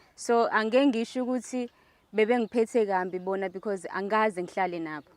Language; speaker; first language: Zulu; native; Zulu